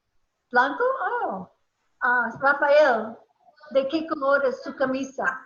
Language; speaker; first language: Spanish; non-native, learner; English